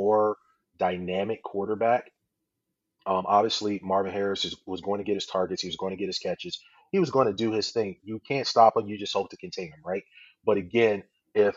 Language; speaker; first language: English; native; English